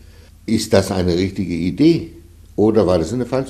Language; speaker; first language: German; non-native, fluent; Danish